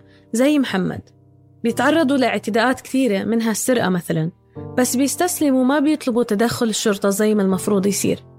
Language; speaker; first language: Arabic; native; Arabic